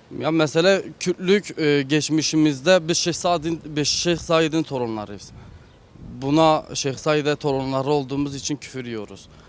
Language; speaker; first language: Turkish; non-native, local second language; Kurdish